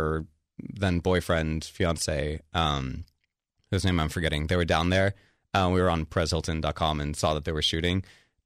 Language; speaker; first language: English; native; English